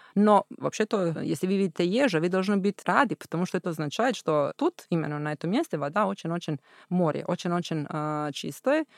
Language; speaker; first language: Russian; non-native, fluent; Croatian